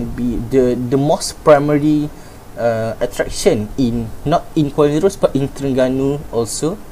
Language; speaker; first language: English; non-native, local second language; Malay